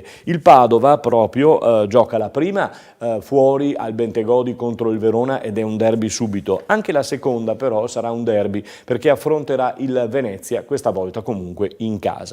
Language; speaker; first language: Italian; native; Italian